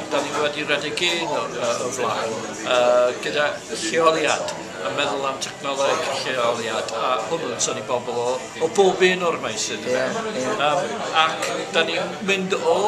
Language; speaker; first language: Welsh; non-native, fluent; English